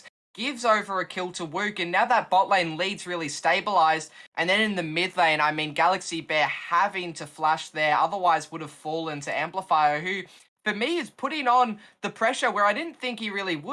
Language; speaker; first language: English; native; English